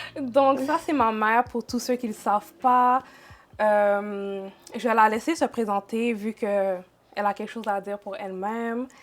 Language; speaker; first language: French; early bilingual, other home language; Lingala